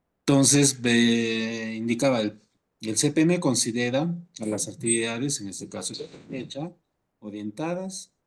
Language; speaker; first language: Spanish; native; Spanish